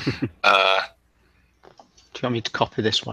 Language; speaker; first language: English; native; English